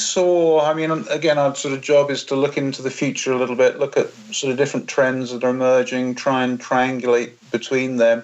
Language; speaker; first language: English; native; English